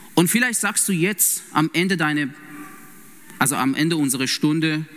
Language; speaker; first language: German; non-native, fluent; Persian